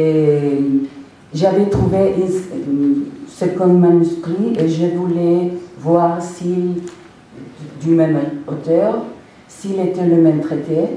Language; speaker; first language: French; non-native, fluent; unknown